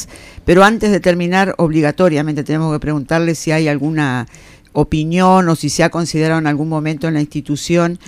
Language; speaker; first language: Spanish; native; Spanish